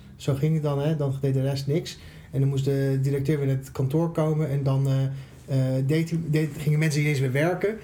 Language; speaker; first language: Dutch; non-native, fluent; Persian